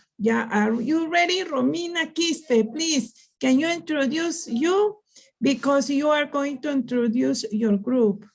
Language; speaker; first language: English; non-native, learner; Spanish